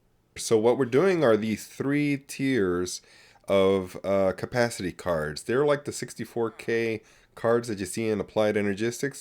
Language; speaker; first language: English; native; English